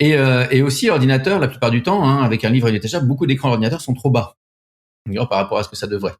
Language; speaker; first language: French; native; French